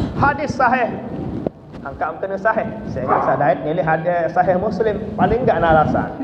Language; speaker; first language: Malay; non-native, local second language; Sasak